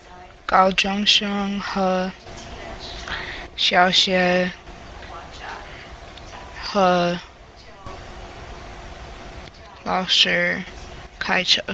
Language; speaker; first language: Chinese; non-native, learner; English